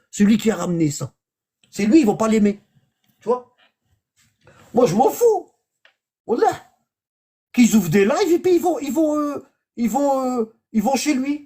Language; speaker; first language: French; native; French